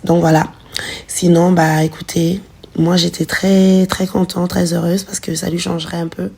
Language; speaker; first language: French; native; French